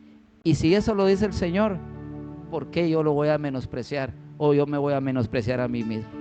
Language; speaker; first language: Spanish; native; Spanish